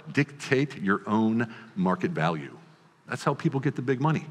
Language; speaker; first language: English; native; English